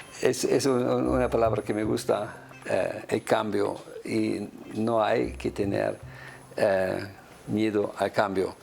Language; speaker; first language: Spanish; non-native, fluent; German